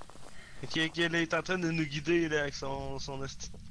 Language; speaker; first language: French; native; French